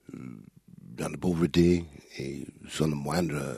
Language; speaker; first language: French; non-native, fluent; English